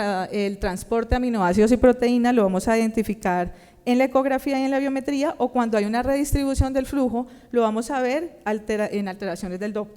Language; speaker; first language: Spanish; native; Spanish